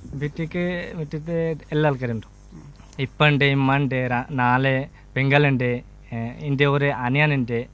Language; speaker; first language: Malayalam; non-native, local second language; Bangla